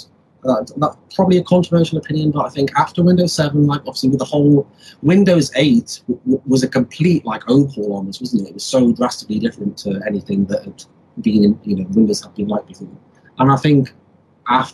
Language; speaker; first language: English; native; English